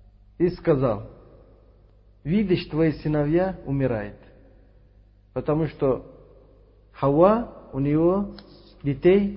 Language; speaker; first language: Russian; non-native, fluent; Uzbek